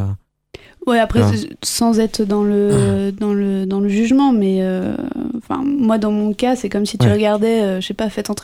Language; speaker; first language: French; native; French